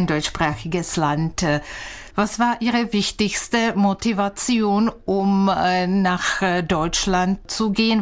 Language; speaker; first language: German; non-native, fluent; Czech